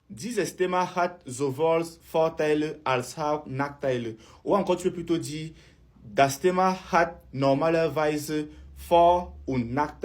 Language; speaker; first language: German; non-native, fluent; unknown